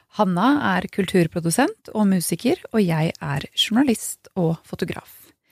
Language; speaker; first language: Norwegian; native; Norwegian